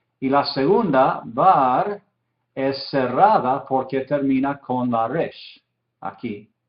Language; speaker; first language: Spanish; non-native, fluent; English